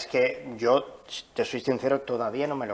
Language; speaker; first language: Spanish; native; Spanish